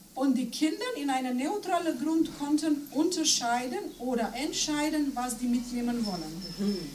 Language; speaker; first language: German; non-native, fluent; Macedonian